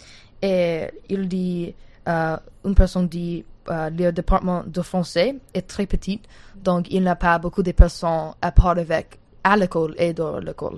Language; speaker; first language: French; non-native, learner; English